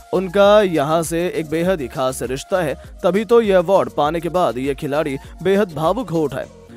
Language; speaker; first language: Hindi; native; Hindi